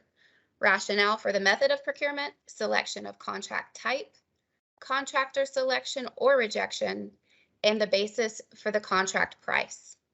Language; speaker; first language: English; native; English